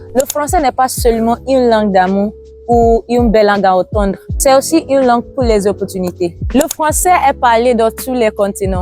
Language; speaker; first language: French; non-native, fluent; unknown